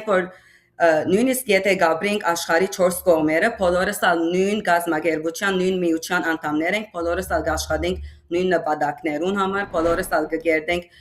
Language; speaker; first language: Armenian; early bilingual, heritage; Armenian